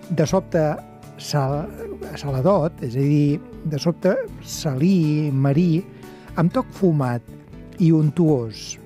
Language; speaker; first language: Catalan; native; Catalan